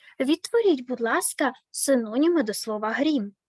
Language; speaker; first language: Ukrainian; native; Ukrainian